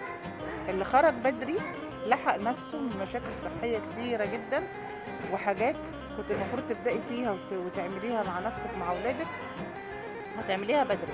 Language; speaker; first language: Arabic; native; Arabic